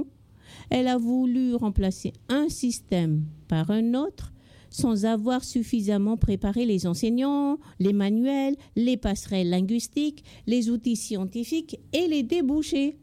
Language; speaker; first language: French; non-native, local second language; Malagasy